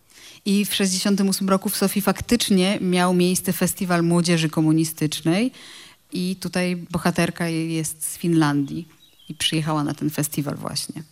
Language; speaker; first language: Polish; native; Polish